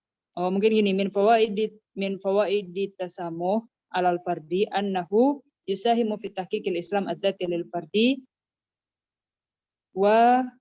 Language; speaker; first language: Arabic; non-native, fluent; Indonesian